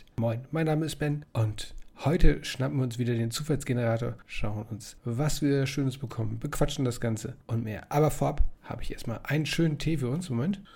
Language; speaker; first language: German; native; German